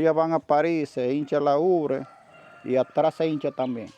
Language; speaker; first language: Spanish; native; Spanish